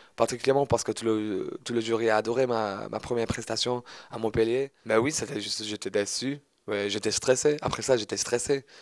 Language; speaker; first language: French; non-native, fluent; English